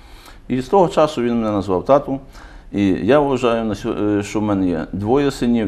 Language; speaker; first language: Ukrainian; native; Ukrainian